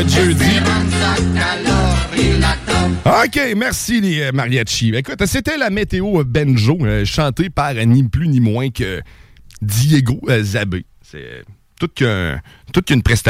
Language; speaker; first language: French; native; French